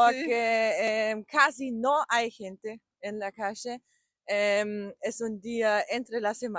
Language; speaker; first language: Spanish; non-native, learner; German